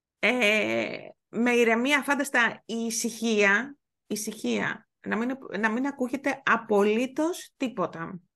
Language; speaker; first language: Greek; native; Greek